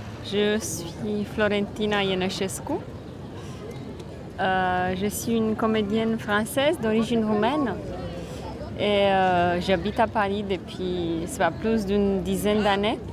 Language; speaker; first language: French; non-native, fluent; Romanian